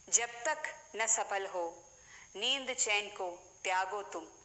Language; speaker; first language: Hindi; non-native, local second language; Malayalam